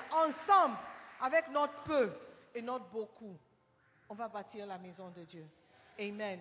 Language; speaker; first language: French; non-native, fluent; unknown